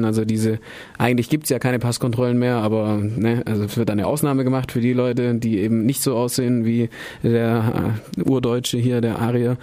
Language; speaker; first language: German; native; German